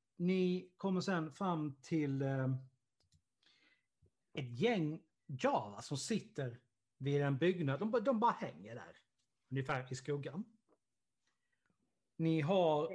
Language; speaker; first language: Swedish; native; Swedish